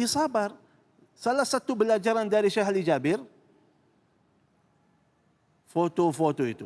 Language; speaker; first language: Indonesian; non-native, fluent; Arabic